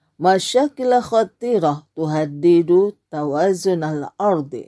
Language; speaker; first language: Arabic; non-native, fluent; Indonesian